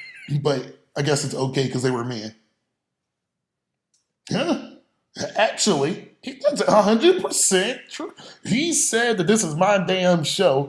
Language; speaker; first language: English; native; English